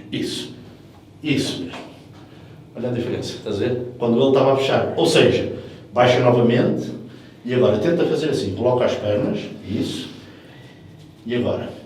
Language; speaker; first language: Portuguese; early bilingual, heritage; English